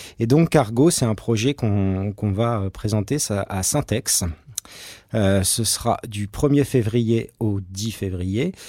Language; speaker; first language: French; native; French